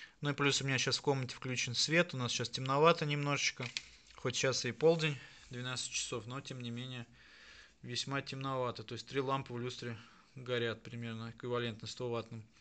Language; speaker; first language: Russian; native; Russian